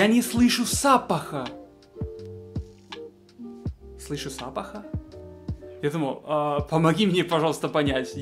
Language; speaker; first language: Russian; non-native, fluent; Spanish